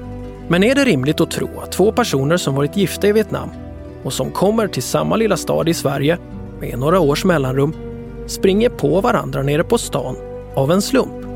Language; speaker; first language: Swedish; native; Swedish